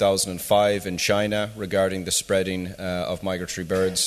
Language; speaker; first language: English; native; English